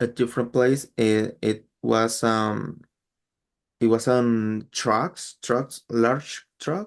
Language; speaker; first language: English; non-native, learner; Spanish